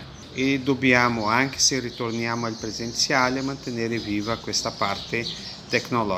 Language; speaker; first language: Italian; early bilingual, heritage; Italian